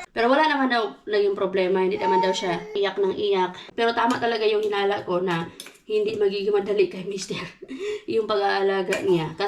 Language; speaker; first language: Filipino; non-native, local second language; Cebuano